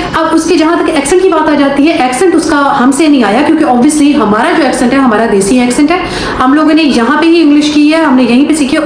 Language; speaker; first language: Urdu; native; Urdu